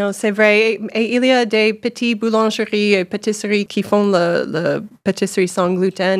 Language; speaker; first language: French; non-native, learner; English